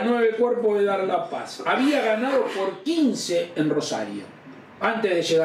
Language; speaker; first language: Spanish; native; Spanish